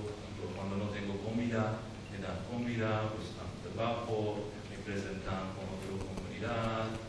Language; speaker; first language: Spanish; non-native, learner; Urdu